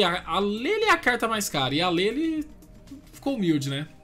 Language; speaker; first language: Portuguese; native; Portuguese